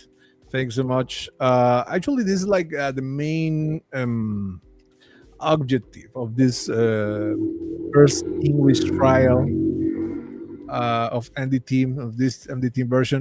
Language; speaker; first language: English; non-native, fluent; Spanish